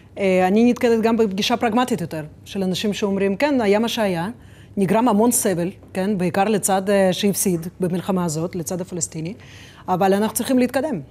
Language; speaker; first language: Hebrew; non-native, fluent; Russian